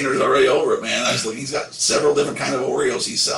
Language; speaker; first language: English; native; English